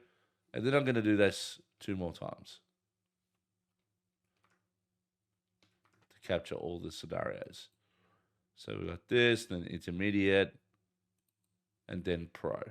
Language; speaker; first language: English; native; English